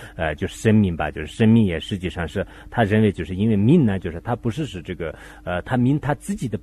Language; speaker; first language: Chinese; native; Chinese